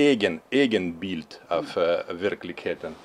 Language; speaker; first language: Swedish; non-native, fluent; Russian